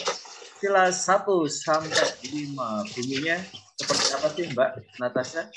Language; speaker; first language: Indonesian; native; Indonesian